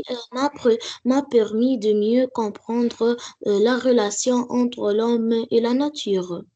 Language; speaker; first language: French; non-native, learner; Arabic